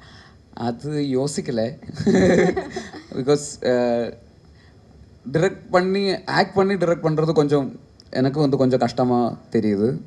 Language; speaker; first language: Tamil; non-native, learner; Malayalam